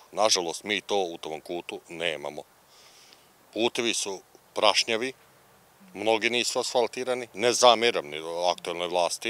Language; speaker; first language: Serbian; native; Serbian